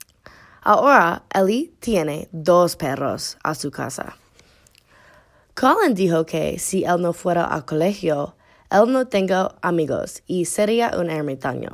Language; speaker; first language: Spanish; non-native, learner; English